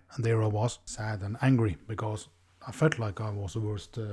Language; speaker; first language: English; non-native, fluent; Norwegian